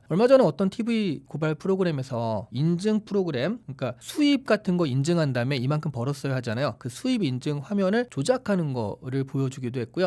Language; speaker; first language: Korean; native; Korean